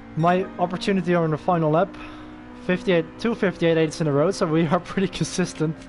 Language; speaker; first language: English; non-native, fluent; Dutch